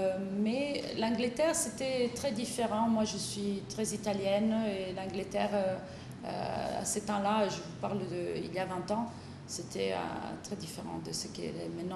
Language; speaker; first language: French; non-native, fluent; Italian